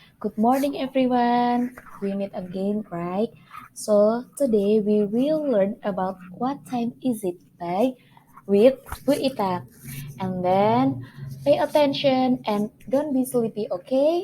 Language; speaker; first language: English; non-native, learner; Indonesian